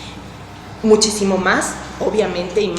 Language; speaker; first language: Spanish; native; Spanish